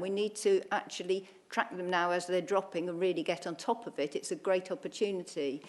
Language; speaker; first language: English; native; English